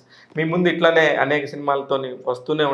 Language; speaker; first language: Telugu; native; Telugu